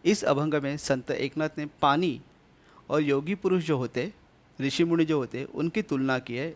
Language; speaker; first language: Hindi; non-native, local second language; Marathi